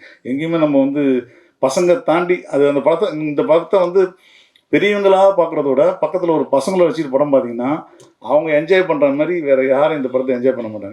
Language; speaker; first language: Tamil; native; Tamil